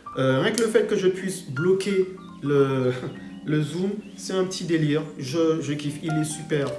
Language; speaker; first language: French; non-native, fluent; English